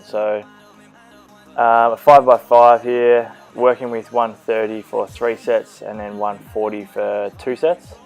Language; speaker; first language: English; native; English